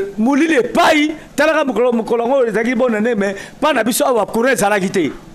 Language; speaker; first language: Lingala; native; Lingala